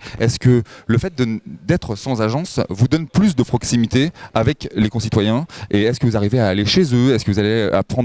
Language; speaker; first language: French; native; French